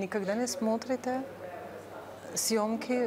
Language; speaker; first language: Russian; non-native, fluent; Slovenian